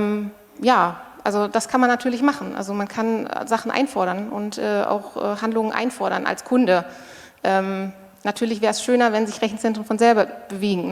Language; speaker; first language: German; native; German